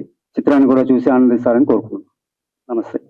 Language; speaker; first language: Telugu; native; Telugu